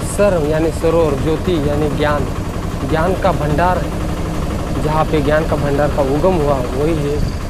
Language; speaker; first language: Hindi; non-native, local second language; Marathi